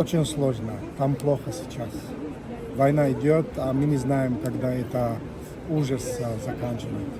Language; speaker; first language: Russian; non-native, fluent; Arabic